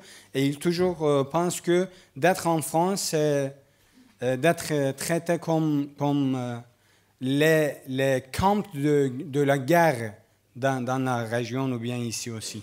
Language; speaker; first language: French; non-native, learner; Kurdish